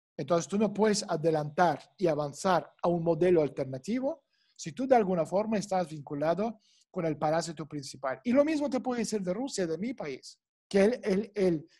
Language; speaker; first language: Spanish; non-native, fluent; Russian